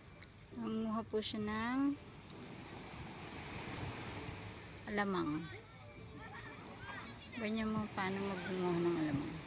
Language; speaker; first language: Filipino; native; Filipino